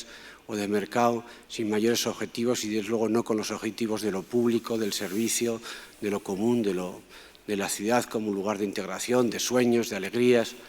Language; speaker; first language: Spanish; native; Spanish